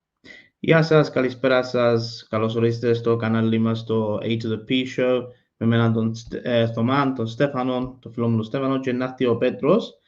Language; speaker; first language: Greek; early bilingual, heritage; Greek